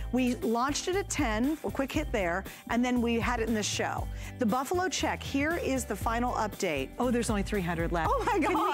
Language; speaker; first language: English; native; English